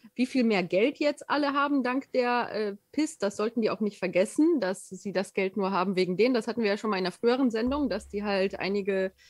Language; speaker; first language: German; native; German